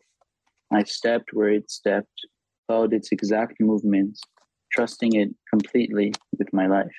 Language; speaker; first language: English; non-native, fluent; Hebrew